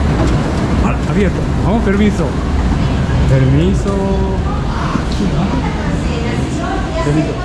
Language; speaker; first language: Spanish; non-native, learner; Japanese